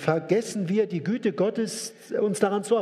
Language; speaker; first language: German; native; German